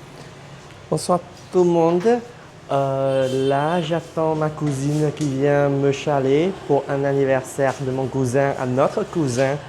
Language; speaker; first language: French; non-native, fluent; Vietnamese